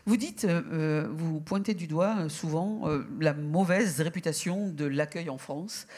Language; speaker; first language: French; native; French